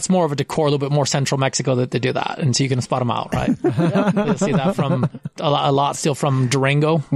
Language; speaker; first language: English; non-native, fluent; Spanish